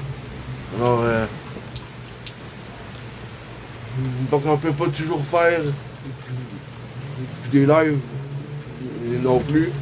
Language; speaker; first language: French; native; French